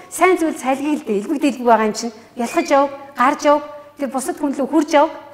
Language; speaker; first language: Mongolian; native; Mongolian